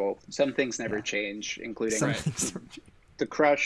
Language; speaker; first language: English; native; English